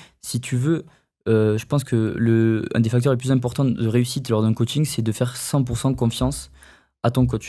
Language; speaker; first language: French; native; French